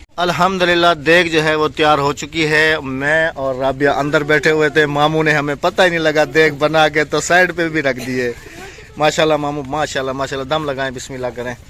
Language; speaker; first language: Urdu; non-native, local second language; Punjabi